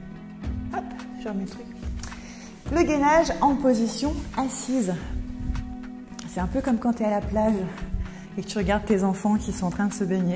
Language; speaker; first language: French; native; French